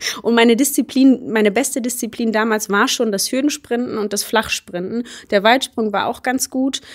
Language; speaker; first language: German; early bilingual, other home language; Polish